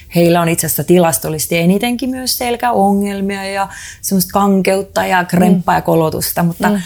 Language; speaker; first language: Finnish; non-native, fluent; Estonian